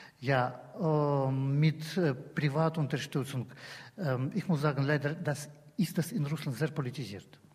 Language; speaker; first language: German; non-native, learner; Russian